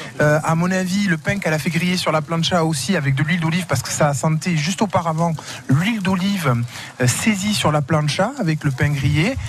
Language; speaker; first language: French; native; French